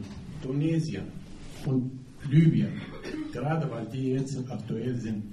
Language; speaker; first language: German; non-native, fluent; Arabic